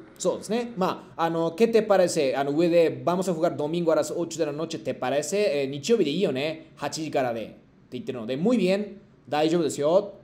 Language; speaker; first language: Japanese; native; Japanese